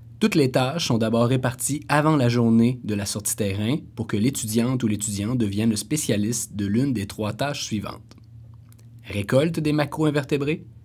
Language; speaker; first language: French; native; French